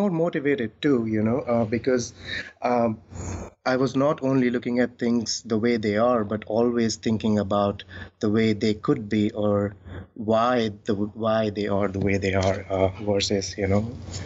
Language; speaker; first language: English; non-native, local second language; Hindi